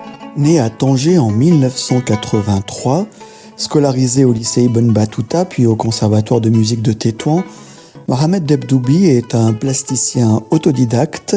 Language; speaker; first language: French; native; French